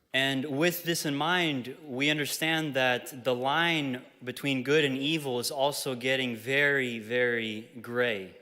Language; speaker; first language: English; early bilingual, other home language; Ukrainian